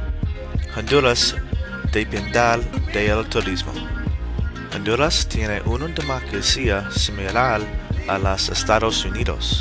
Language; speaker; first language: Spanish; non-native, learner; English